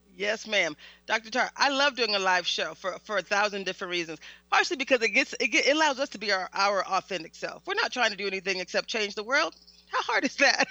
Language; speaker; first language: English; native; English